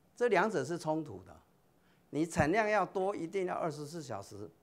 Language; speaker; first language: Chinese; native; Chinese